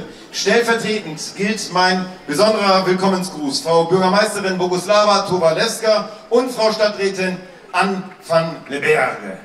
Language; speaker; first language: German; native; German